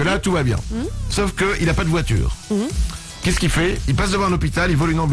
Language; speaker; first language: French; native; French